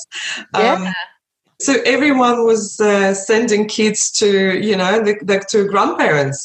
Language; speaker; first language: English; early bilingual, other home language; Russian